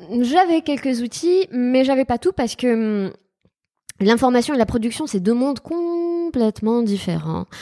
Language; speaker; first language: French; non-native, local second language; Arabic